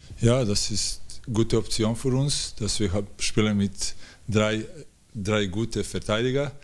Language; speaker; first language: German; non-native, learner; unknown